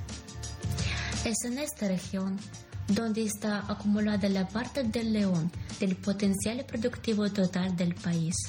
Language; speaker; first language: Spanish; non-native, fluent; Ukrainian